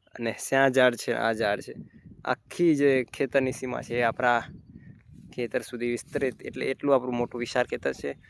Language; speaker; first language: Gujarati; non-native, local second language; Kachhi